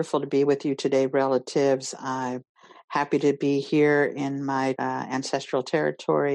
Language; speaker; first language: English; native; English